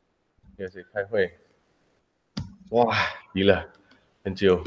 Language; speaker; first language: Chinese; non-native, learner; Indonesian